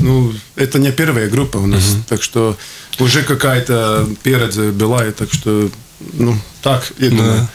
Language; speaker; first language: Russian; non-native, local second language; Latvian